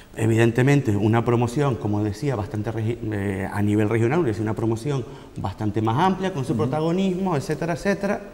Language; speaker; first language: Spanish; native; Spanish